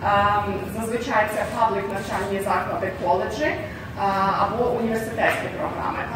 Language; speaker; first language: Ukrainian; native; Ukrainian